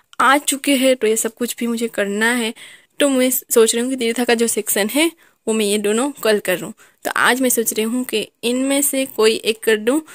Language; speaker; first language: Hindi; non-native, local second language; Gujarati